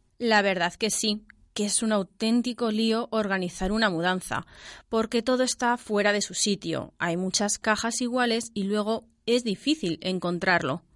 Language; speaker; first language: Spanish; native; Spanish